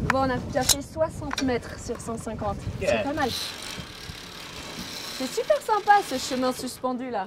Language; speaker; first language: French; native; French